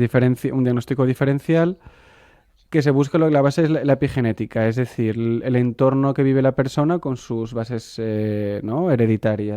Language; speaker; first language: Spanish; non-native, local second language; Catalan